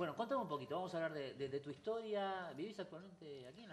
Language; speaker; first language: Spanish; native; Spanish